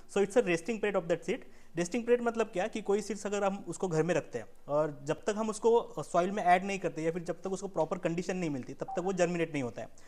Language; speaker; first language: Hindi; non-native, local second language; Marathi